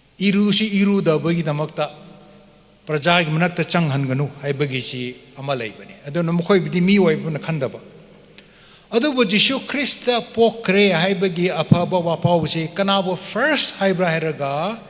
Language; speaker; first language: Manipuri; non-native, local second language; Tangkhul Naga (India)